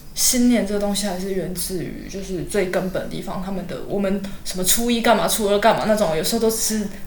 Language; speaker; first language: Chinese; native; Chinese